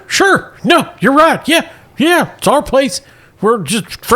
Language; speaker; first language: English; native; English